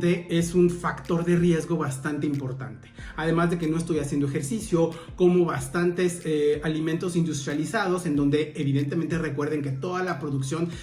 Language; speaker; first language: Spanish; native; Spanish